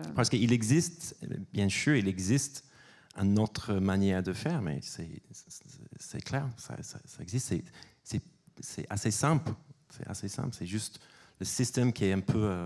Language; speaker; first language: French; non-native, fluent; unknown